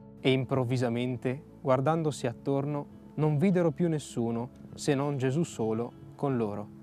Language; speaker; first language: Italian; native; Italian